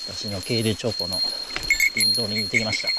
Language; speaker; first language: Japanese; native; Japanese